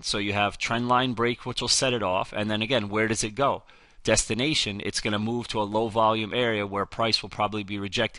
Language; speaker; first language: English; native; English